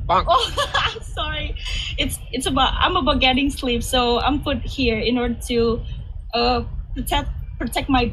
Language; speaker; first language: English; non-native, learner; Indonesian